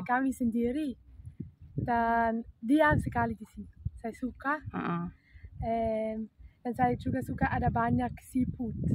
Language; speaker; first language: Indonesian; non-native, learner; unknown